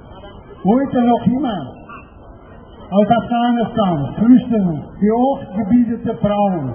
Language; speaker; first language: German; non-native, fluent; Persian